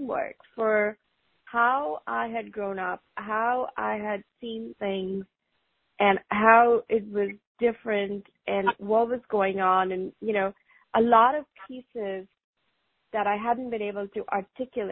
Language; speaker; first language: English; non-native, local second language; Hindi